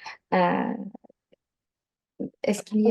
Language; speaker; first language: French; non-native, learner; Polish